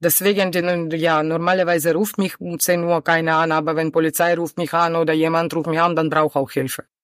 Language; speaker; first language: German; non-native, learner; Ukrainian